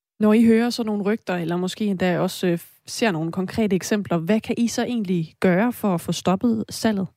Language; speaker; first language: Danish; native; Danish